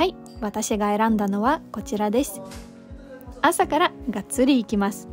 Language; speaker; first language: Japanese; non-native, fluent; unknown